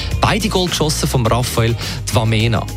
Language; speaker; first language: German; native; German